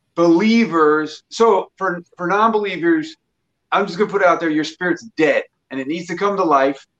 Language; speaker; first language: English; native; English